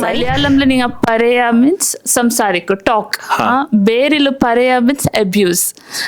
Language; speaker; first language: Malayalam; non-native, local second language; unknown